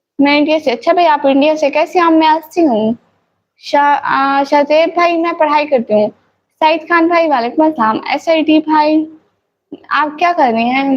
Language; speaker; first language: Urdu; non-native, local second language; Punjabi